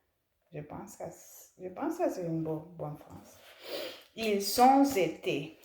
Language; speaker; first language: French; non-native, learner; English